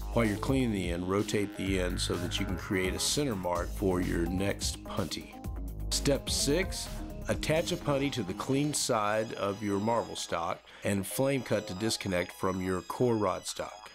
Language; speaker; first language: English; native; English